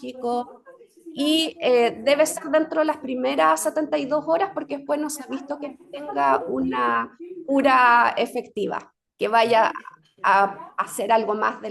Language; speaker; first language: Spanish; native; Spanish